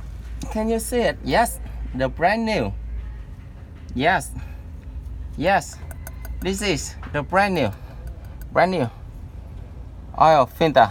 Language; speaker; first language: English; non-native, learner; Vietnamese